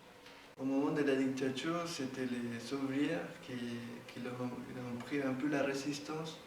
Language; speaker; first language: French; non-native, fluent; Spanish